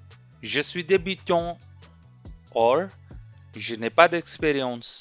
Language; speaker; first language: French; non-native, fluent; Hindi